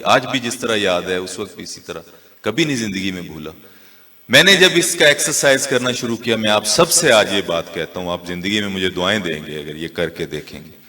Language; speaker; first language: Urdu; non-native, local second language; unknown